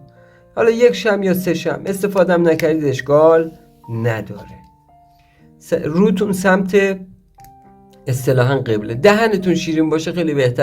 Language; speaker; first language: Persian; native; Persian